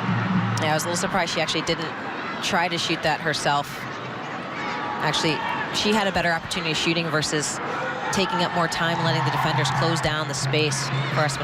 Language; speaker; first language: English; native; English